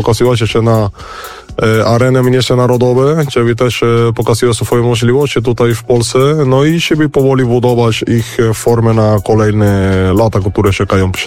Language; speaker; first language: Polish; non-native, fluent; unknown